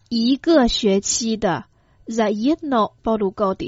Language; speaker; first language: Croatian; non-native, fluent; Chinese